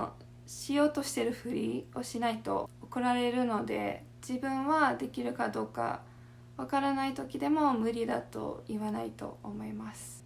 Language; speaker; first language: Japanese; non-native, fluent; English